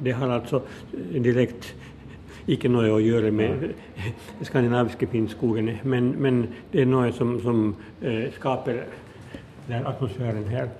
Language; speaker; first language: Norwegian; non-native, fluent; Finnish